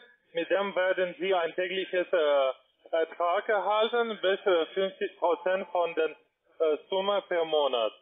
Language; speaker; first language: German; non-native, learner; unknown